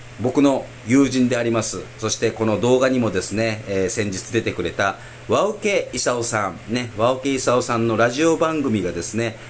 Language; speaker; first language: Japanese; native; Japanese